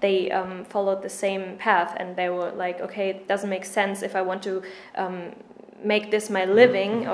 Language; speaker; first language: English; non-native, fluent; German